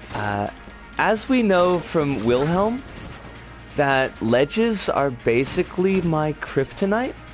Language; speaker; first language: English; native; English